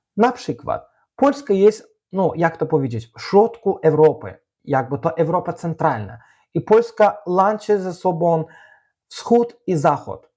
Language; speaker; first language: Polish; non-native, fluent; Azerbaijani